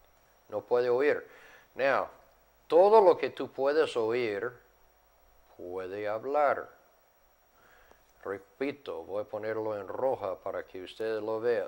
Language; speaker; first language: Spanish; non-native, fluent; English